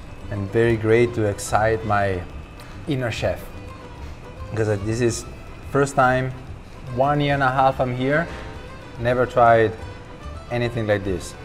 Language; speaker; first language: English; non-native, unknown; Italian